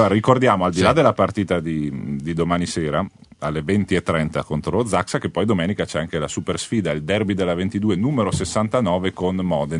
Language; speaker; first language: Italian; native; Italian